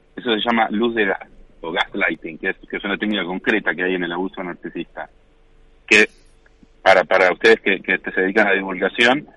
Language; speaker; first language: Spanish; native; Spanish